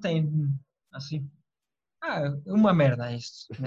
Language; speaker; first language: Portuguese; non-native, fluent; Spanish